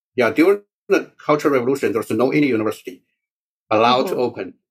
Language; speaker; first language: English; non-native, learner; Chinese